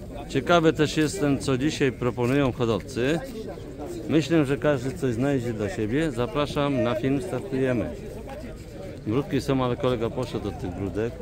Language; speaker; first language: Polish; native; Polish